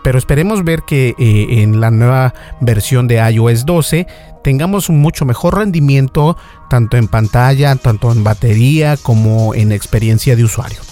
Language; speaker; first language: Spanish; native; Spanish